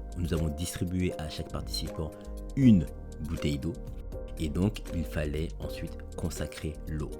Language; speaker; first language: French; native; French